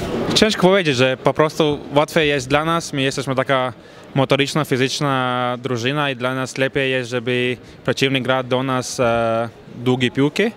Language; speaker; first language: Polish; non-native, fluent; Latvian